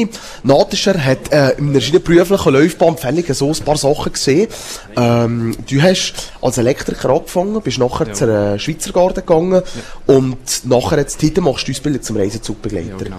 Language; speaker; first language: German; native; German